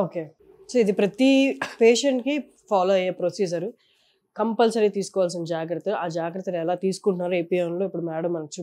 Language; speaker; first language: Telugu; native; Telugu